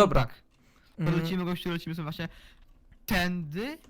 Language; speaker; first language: Polish; native; Polish